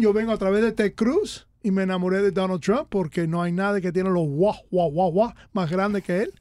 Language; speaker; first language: Spanish; early bilingual, other home language; English